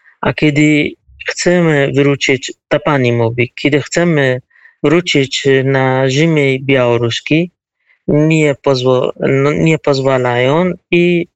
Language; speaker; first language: Polish; non-native, learner; Kurdish